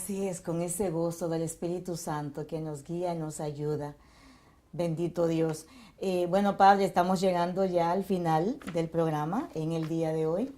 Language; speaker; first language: Spanish; native; Spanish